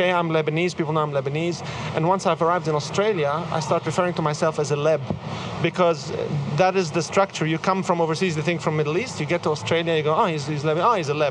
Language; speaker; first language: English; non-native, fluent; Arabic